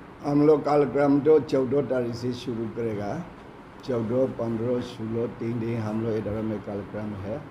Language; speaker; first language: Hindi; non-native, learner; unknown